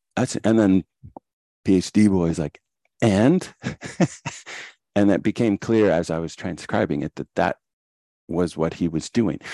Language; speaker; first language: English; native; English